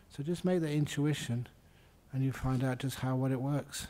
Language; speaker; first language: English; native; English